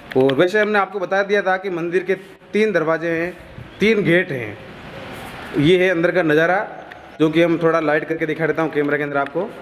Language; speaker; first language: Hindi; native; Hindi